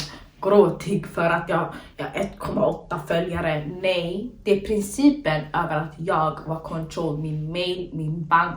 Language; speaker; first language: Swedish; early bilingual, other home language; Somali